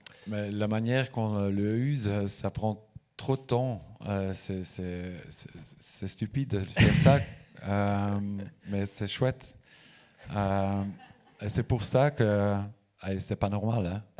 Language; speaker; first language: French; non-native, local second language; Dutch